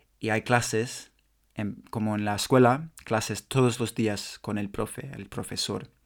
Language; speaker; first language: Spanish; non-native, learner; English